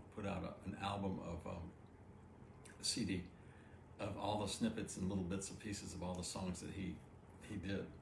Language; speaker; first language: English; early bilingual, other home language; French